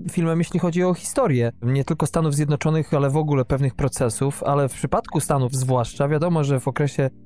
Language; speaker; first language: Polish; native; Polish